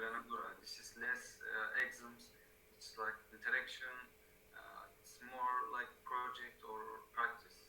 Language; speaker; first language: English; non-native, learner; Turkish